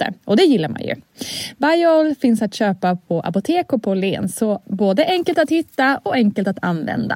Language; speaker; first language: Swedish; native; Swedish